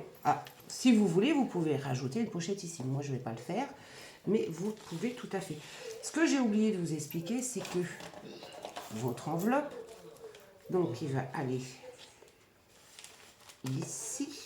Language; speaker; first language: French; native; French